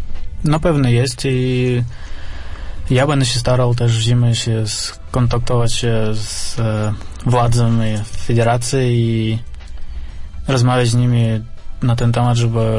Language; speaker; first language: Polish; non-native, fluent; Russian